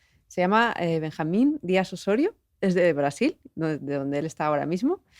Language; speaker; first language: Spanish; native; Spanish